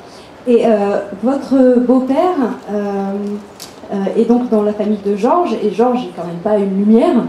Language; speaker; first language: French; native; French